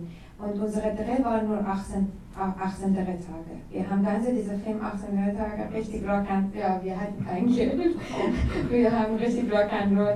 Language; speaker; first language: German; non-native, learner; Persian